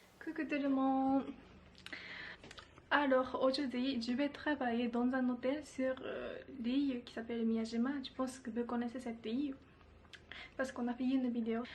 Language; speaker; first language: French; non-native, learner; Japanese